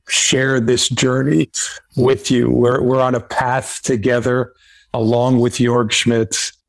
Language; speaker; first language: English; native; English